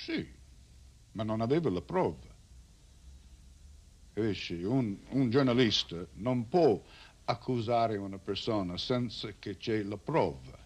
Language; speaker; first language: Italian; non-native, learner; English